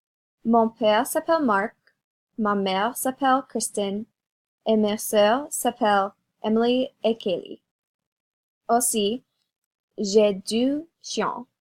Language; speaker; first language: French; non-native, learner; English